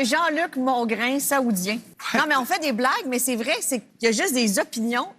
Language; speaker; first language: French; native; French